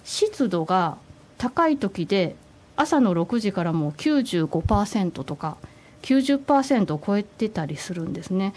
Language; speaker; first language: Japanese; native; Japanese